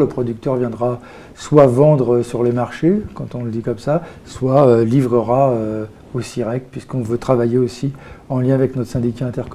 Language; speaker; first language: French; native; French